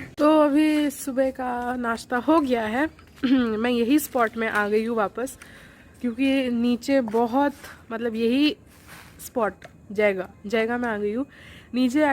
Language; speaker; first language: Hindi; non-native, local second language; Bangla